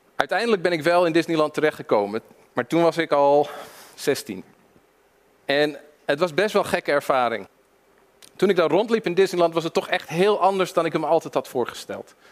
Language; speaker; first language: Dutch; early bilingual, other home language; English